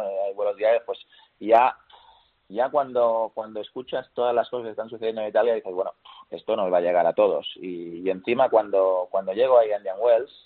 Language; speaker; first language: Spanish; native; Spanish